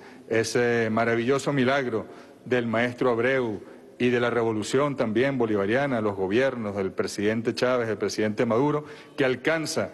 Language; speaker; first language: Spanish; native; Spanish